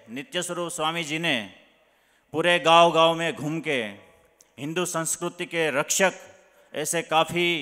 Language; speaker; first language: Hindi; non-native, local second language; Gujarati